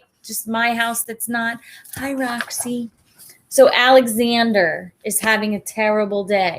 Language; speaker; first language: English; native; English